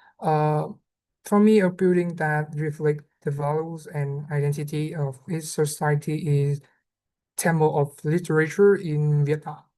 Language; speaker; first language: English; non-native, learner; Vietnamese